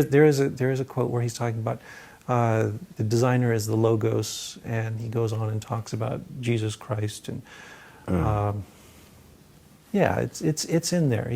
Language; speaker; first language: English; native; English